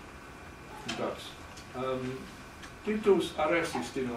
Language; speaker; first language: Greek; non-native, learner; Finnish